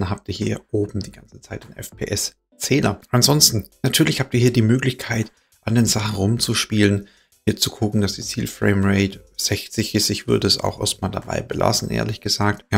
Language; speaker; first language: German; native; German